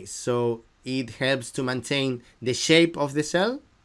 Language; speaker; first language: English; non-native, fluent; Galician